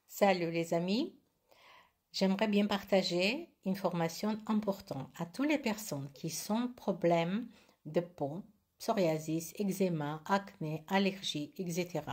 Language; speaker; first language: French; non-native, learner; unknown